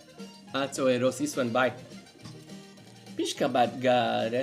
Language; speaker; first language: Basque; non-native, learner; English